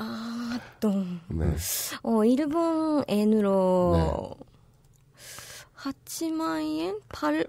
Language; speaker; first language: Korean; non-native, learner; Japanese